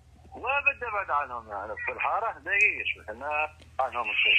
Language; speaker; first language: Arabic; native; Arabic